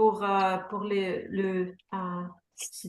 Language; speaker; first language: French; non-native, learner; Russian